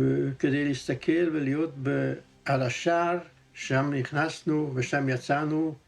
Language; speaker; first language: Hebrew; non-native, fluent; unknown